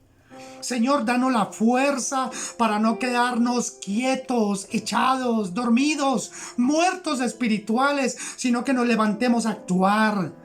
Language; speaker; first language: Spanish; native; Spanish